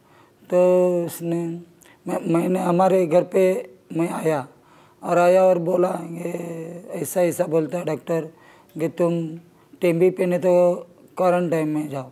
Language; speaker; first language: Hindi; non-native, local second language; Marathi